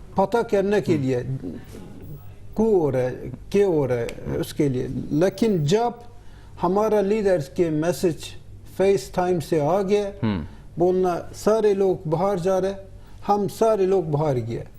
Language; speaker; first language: Hindi; non-native, learner; Turkish